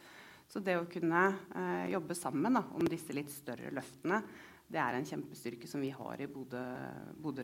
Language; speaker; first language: Norwegian; native; Norwegian